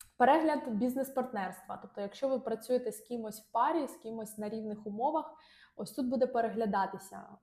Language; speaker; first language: Ukrainian; non-native, local second language; Russian